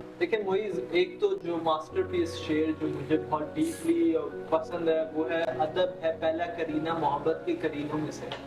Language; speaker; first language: Urdu; early bilingual, heritage; Urdu